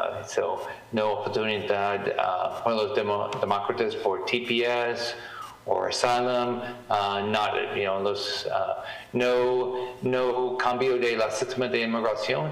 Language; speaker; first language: Spanish; non-native, learner; English